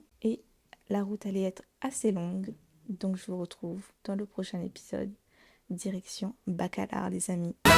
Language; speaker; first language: French; native; French